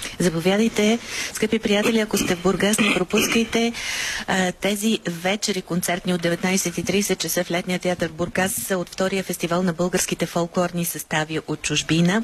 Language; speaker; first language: Bulgarian; native; Bulgarian